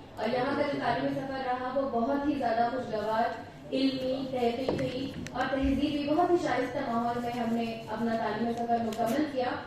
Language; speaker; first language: Urdu; native; Urdu